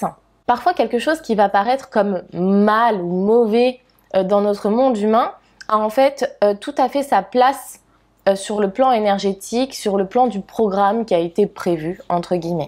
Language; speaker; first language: French; native; French